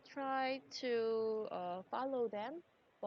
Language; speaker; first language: English; non-native, learner; Korean